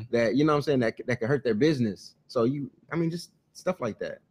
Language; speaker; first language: English; native; English